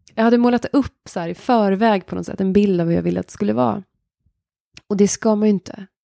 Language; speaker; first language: Swedish; native; Swedish